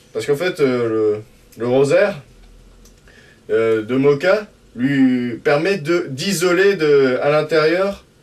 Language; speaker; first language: French; native; French